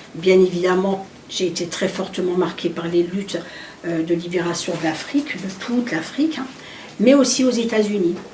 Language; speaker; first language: French; early bilingual, other home language; Arabic